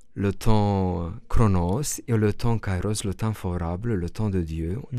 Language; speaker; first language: French; non-native, fluent; Romanian